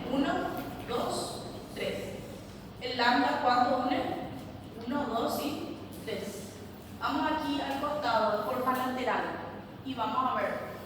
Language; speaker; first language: Spanish; native; Spanish